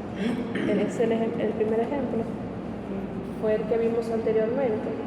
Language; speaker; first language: Spanish; native; Spanish